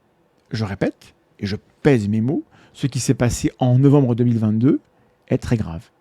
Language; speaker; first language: French; native; French